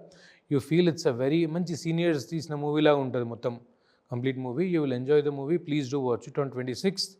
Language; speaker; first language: Telugu; native; Telugu